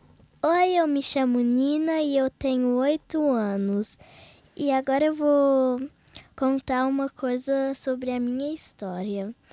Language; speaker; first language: Portuguese; early bilingual, heritage; Portuguese